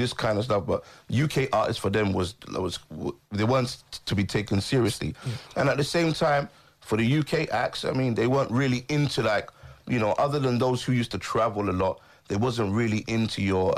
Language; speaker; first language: English; native; English